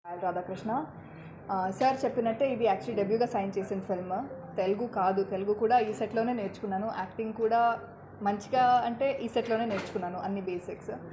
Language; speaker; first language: Telugu; non-native, learner; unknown